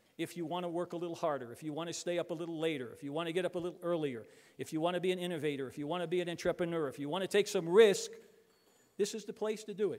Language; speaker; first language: English; early bilingual, other home language; Spanish